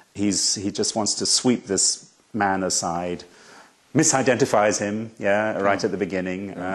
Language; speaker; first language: English; native; English